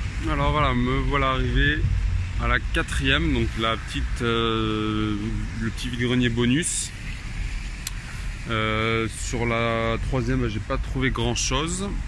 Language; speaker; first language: French; native; French